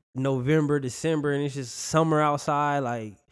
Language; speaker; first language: English; native; English